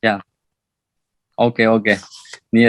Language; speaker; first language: Indonesian; non-native, learner; Chinese